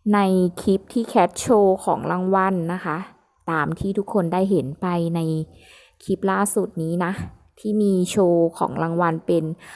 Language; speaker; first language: Thai; native; Thai